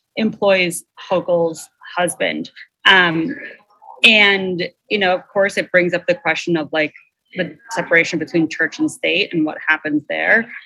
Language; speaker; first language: English; native; English